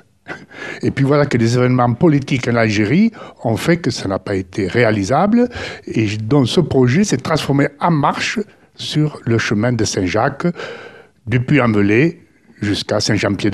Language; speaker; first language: French; native; French